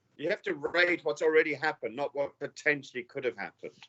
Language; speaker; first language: English; native; English